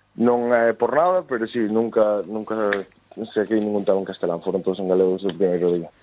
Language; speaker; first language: Galician; native; Galician